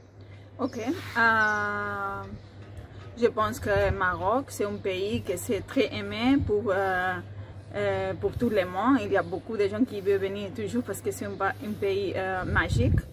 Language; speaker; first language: French; non-native, fluent; Spanish